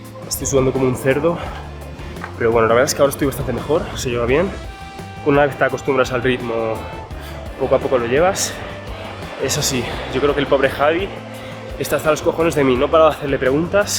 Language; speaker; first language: Spanish; native; Spanish